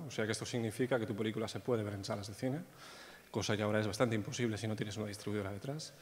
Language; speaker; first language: Spanish; non-native, local second language; Catalan